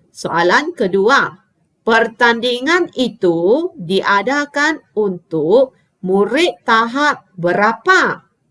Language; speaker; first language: Malay; non-native, local second language; Chinese